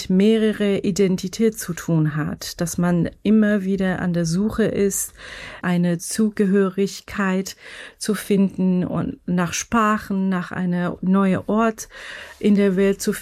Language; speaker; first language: German; non-native, fluent; Persian